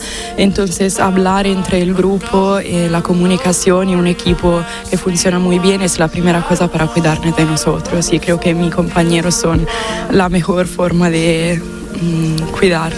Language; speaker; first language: Spanish; non-native, fluent; Italian